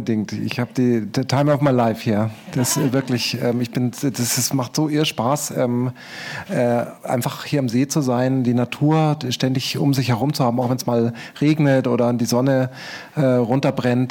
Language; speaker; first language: German; native; German